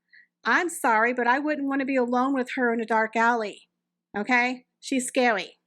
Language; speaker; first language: English; native; English